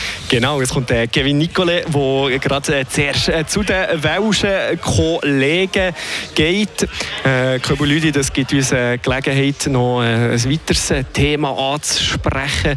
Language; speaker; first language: German; native; German